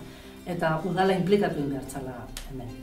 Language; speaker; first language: Basque; native; Basque